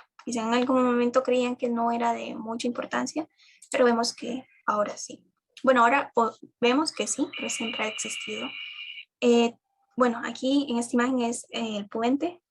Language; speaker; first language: Spanish; native; Spanish